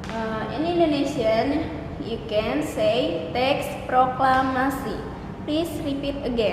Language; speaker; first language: English; non-native, learner; Indonesian